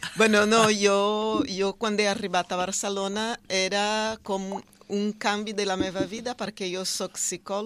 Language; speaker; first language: Catalan; non-native, fluent; Portuguese